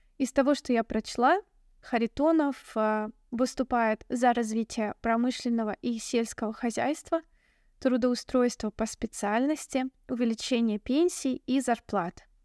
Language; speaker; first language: Russian; native; Russian